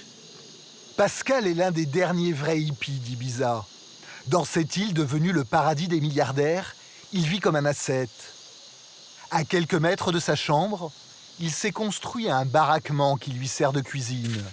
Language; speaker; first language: French; native; French